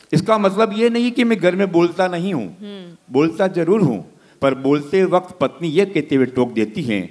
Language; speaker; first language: Hindi; native; Hindi